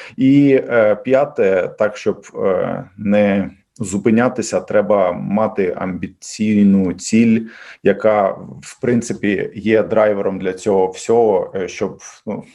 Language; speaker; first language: Ukrainian; non-native, local second language; Russian